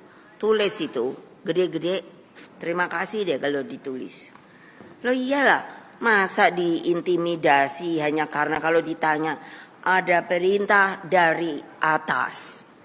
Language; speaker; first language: Indonesian; native; Indonesian